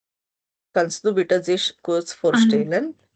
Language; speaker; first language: German; non-native, fluent; Hindi